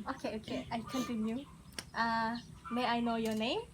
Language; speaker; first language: English; non-native, learner; Malay